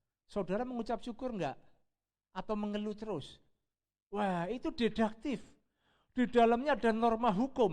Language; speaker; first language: Indonesian; native; Indonesian